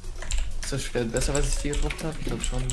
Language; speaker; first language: German; native; German